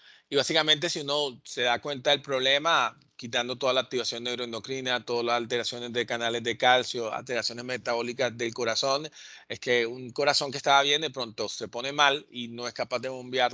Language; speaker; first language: Spanish; native; Spanish